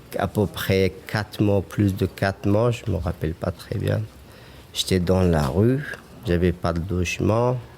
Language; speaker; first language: French; non-native, fluent; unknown